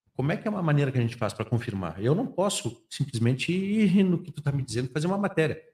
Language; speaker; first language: Portuguese; native; Portuguese